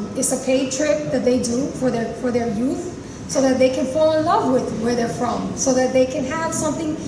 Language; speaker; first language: English; early bilingual, other home language; Spanish